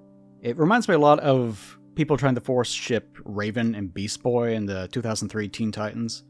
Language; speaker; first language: English; native; English